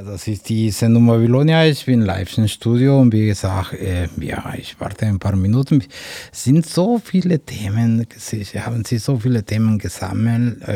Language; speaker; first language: German; non-native, fluent; Spanish